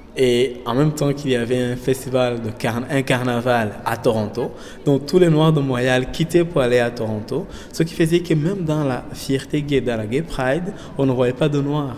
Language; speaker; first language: French; non-native, local second language; Kinyarwanda